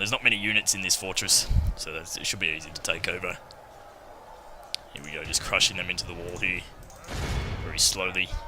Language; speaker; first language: English; native; English